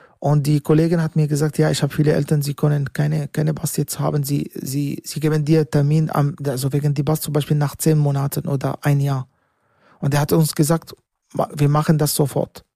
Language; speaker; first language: German; non-native, learner; Arabic